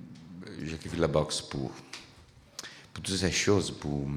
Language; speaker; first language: French; non-native, learner; Italian